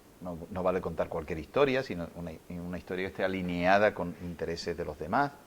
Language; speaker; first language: Spanish; native; Spanish